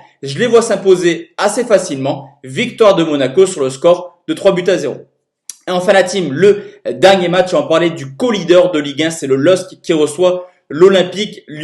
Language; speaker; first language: French; native; French